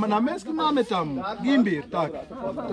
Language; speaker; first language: Polish; non-native, learner; Swahili